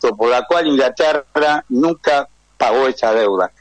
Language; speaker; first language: Spanish; native; Spanish